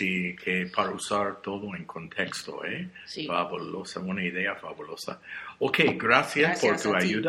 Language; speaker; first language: Spanish; non-native, learner; English